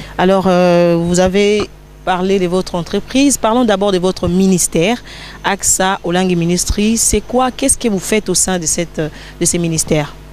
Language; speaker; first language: French; non-native, local second language; Lingala